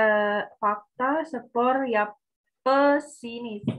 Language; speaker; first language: Turkish; non-native, learner; Indonesian